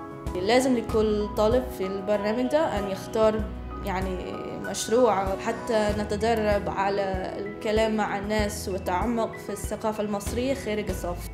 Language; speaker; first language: Arabic; non-native, fluent; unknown